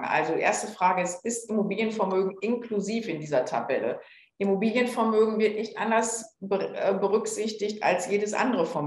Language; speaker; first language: German; native; German